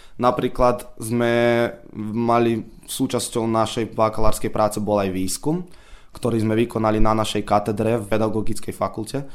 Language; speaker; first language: Slovak; early bilingual, heritage; Slovak